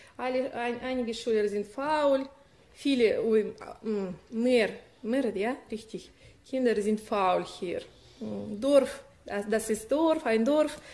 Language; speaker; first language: German; non-native, learner; Russian